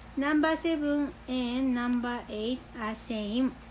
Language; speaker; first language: English; non-native, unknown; Japanese